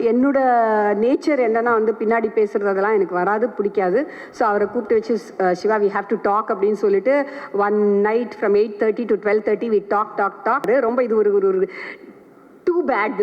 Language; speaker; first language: Tamil; native; Tamil